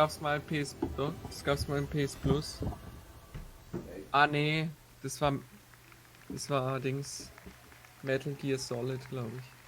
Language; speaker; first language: German; native; German